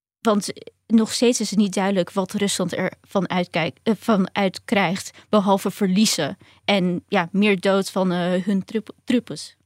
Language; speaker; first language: Dutch; early bilingual, other home language; Ukrainian